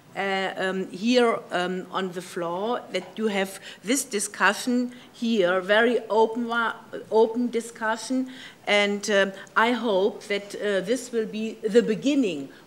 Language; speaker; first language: English; non-native, learner; German